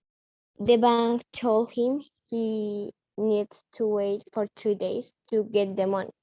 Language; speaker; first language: English; non-native, learner; Spanish